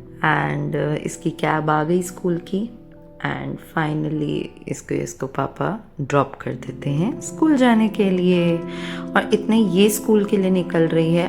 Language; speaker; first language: Hindi; native; Hindi